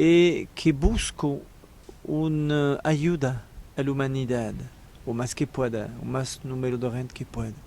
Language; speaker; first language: Spanish; non-native, learner; French